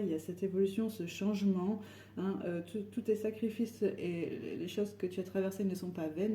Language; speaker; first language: French; native; French